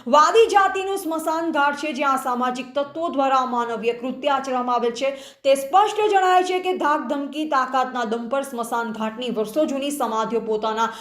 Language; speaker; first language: Gujarati; native; Gujarati